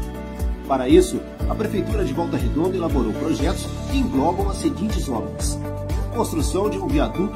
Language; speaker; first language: Portuguese; native; Portuguese